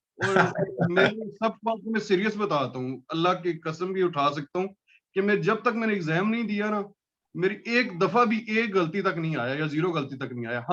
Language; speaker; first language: Urdu; non-native, local second language; Punjabi